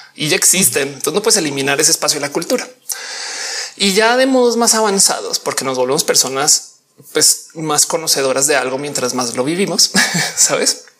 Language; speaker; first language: Spanish; native; Spanish